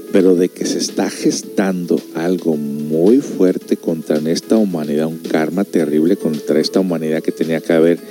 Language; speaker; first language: Spanish; early bilingual, heritage; Spanish